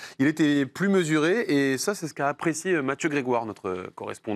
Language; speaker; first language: French; native; French